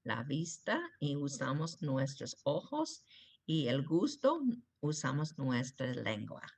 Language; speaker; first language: Spanish; non-native, learner; English